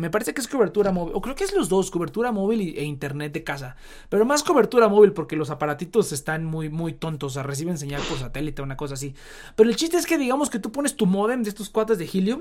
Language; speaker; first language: Spanish; native; Spanish